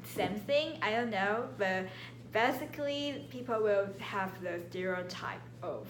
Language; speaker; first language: English; non-native, learner; Chinese